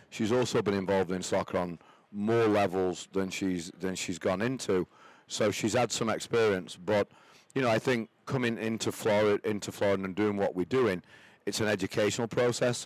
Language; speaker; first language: English; native; English